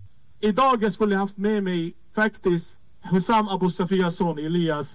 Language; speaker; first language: Swedish; non-native, fluent; Arabic